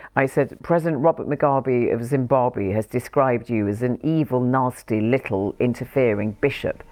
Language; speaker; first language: English; native; English